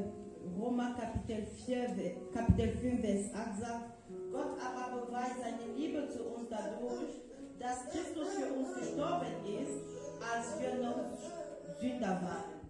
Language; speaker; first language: German; non-native, fluent; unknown